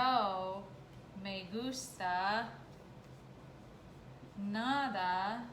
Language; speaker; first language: Spanish; non-native, fluent; English